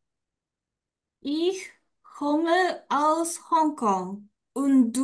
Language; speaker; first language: German; non-native, learner; Cantonese